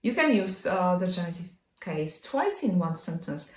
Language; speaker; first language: English; non-native, fluent; Polish